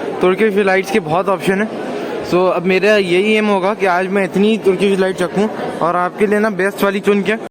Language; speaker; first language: Urdu; native; Urdu